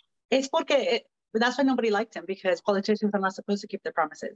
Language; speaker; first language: English; early bilingual, other home language; Spanish